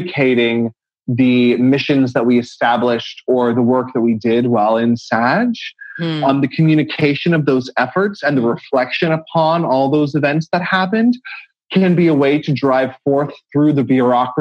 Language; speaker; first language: English; native; English